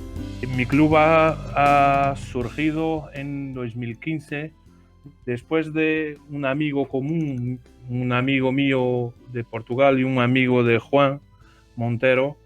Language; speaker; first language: Spanish; non-native, learner; Portuguese